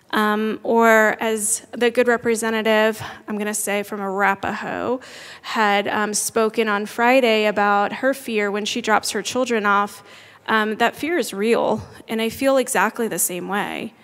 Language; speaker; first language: English; native; English